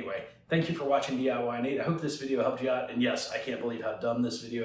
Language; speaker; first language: English; native; English